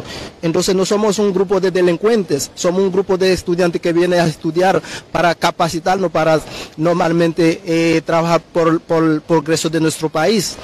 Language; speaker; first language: Spanish; non-native, learner; Haitian Creole